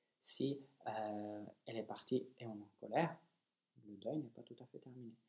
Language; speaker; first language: French; non-native, fluent; Polish